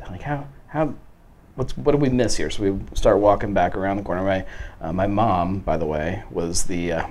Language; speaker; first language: English; native; English